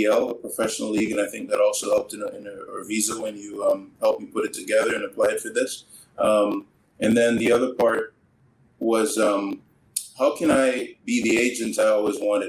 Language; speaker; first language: English; native; English